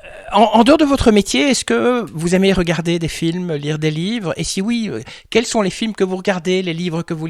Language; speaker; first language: French; native; French